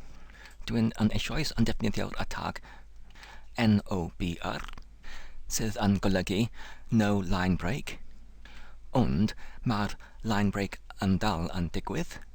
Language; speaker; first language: Welsh; non-native, fluent; English